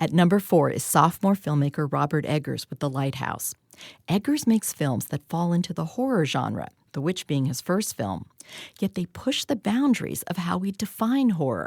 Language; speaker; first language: English; native; English